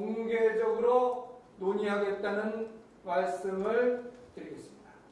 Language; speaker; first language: Korean; native; Korean